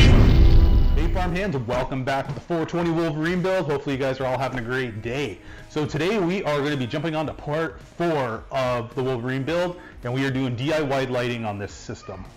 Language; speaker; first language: English; native; English